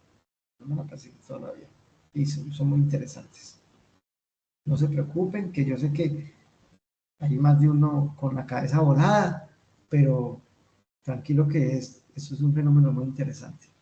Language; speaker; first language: Spanish; native; Spanish